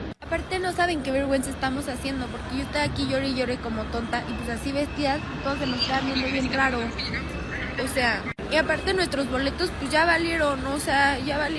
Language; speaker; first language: Spanish; native; Spanish